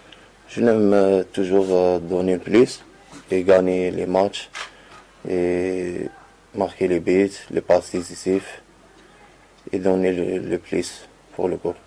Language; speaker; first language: French; non-native, learner; Arabic